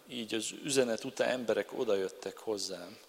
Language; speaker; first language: Hungarian; non-native, learner; English